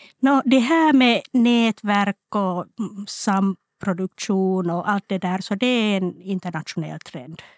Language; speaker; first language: Swedish; non-native, local second language; Finnish